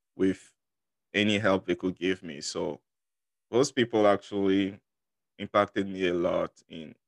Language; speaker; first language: English; non-native, fluent; French